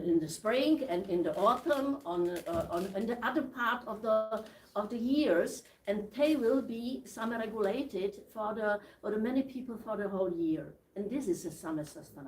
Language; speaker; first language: English; non-native, learner; Czech